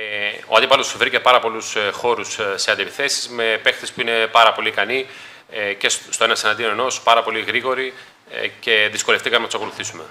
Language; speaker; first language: Greek; native; Greek